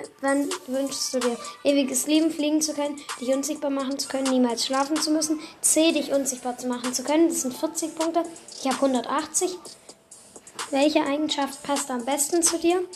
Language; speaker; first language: German; native; German